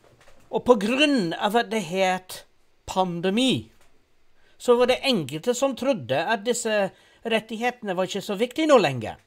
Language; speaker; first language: Norwegian; non-native, fluent; English